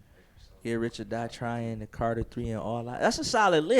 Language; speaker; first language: English; native; English